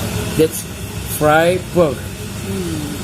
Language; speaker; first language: English; non-native, learner; Indonesian